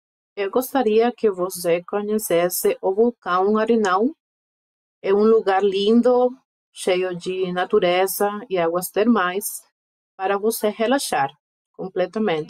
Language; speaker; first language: Portuguese; non-native, fluent; Spanish